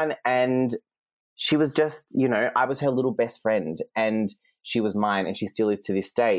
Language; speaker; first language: English; non-native, local second language; Serbian